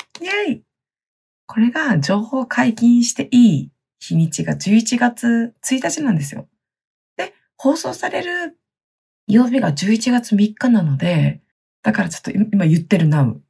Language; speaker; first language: Japanese; native; Japanese